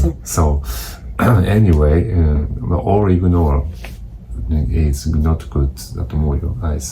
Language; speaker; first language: English; non-native, learner; Japanese